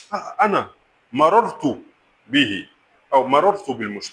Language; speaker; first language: Arabic; non-native, fluent; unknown